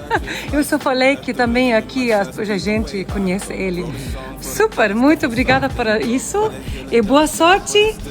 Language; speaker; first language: Portuguese; non-native, fluent; Slovenian